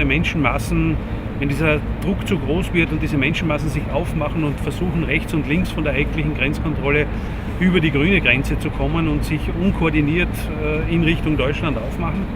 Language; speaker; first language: German; native; German